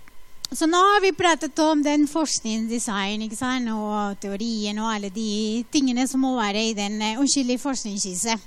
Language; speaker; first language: Norwegian; non-native, fluent; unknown